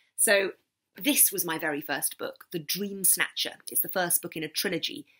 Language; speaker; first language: English; native; English